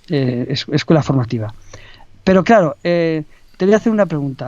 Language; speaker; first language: Spanish; native; Spanish